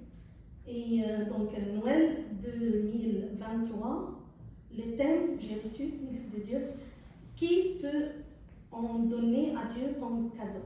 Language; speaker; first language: French; non-native, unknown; Arabic